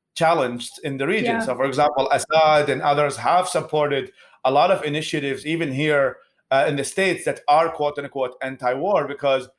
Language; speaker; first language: English; non-native, fluent; Arabic